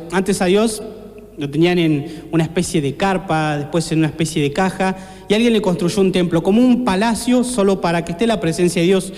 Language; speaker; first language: Spanish; native; Spanish